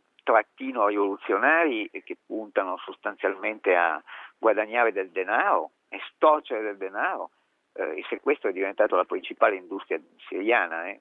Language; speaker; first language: Italian; native; Italian